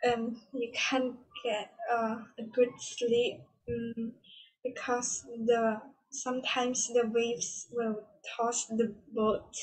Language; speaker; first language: English; non-native, learner; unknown